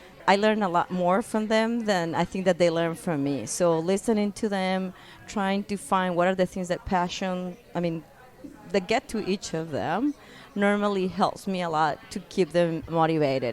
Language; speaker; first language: English; non-native, fluent; Spanish